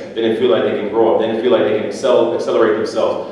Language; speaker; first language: English; native; English